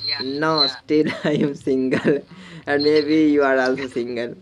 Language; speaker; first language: English; non-native, learner; Urdu